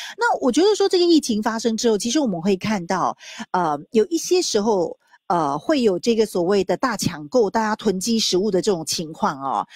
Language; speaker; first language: Chinese; native; Chinese